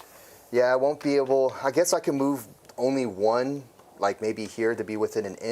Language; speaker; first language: English; native; English